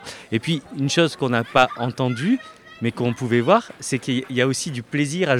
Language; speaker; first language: French; native; French